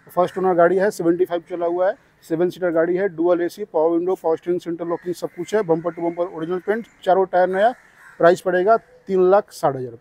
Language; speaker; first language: Hindi; non-native, local second language; Bangla